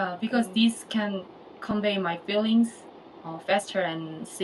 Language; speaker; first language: English; non-native, fluent; Korean